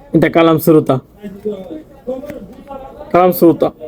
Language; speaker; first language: Arabic; non-native, learner; Bangla